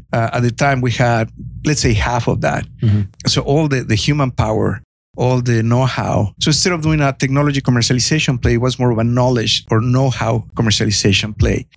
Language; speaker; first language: English; non-native, fluent; Spanish